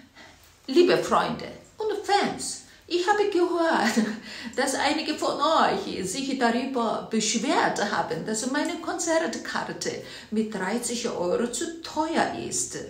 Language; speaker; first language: German; non-native, fluent; Korean